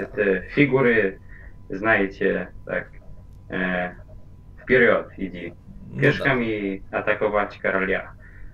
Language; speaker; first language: Russian; non-native, fluent; Polish